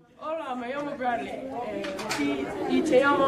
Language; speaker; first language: Spanish; non-native, learner; English